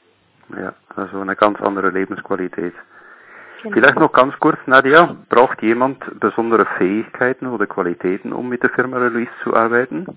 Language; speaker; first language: German; native; German